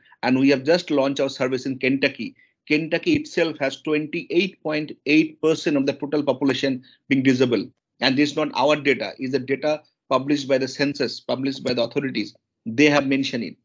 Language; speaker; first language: English; non-native, local second language; Bangla